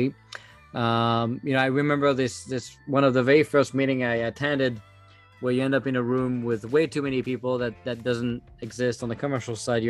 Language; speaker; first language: English; non-native, fluent; French